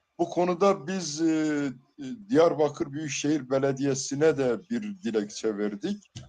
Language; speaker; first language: Turkish; non-native, local second language; Zaza